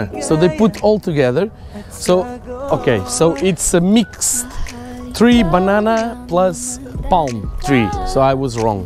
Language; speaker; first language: English; non-native, fluent; Portuguese